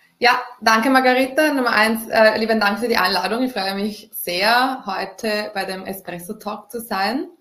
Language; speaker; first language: German; non-native, fluent; Italian